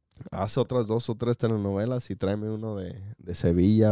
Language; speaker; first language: Spanish; early bilingual, heritage; Spanish